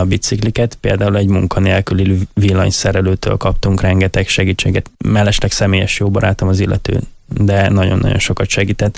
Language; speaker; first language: Hungarian; native; Hungarian